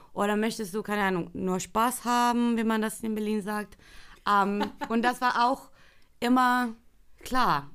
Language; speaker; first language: German; non-native, fluent; Spanish